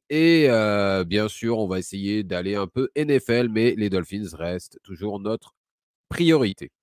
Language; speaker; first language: French; native; French